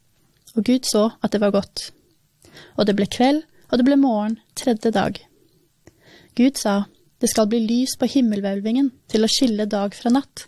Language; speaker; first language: Norwegian; native; Norwegian